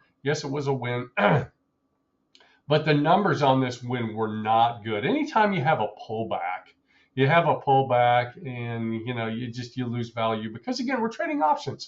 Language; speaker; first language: English; native; English